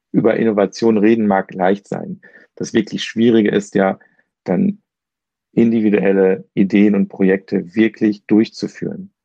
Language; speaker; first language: German; native; German